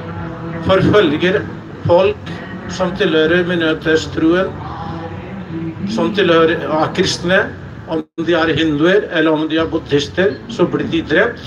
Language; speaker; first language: Norwegian; non-native, fluent; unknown